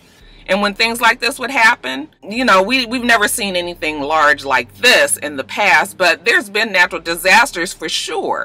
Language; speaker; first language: English; native; English